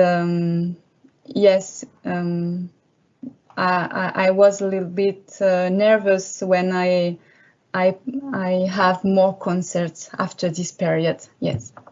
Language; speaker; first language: English; non-native, learner; French